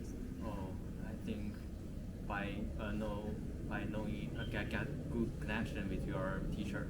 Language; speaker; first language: English; non-native, learner; Chinese